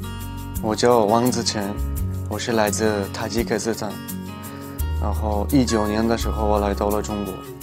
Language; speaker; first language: Chinese; non-native, fluent; Tajik